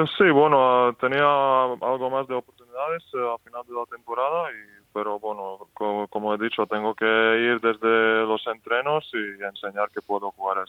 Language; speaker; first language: Spanish; non-native, fluent; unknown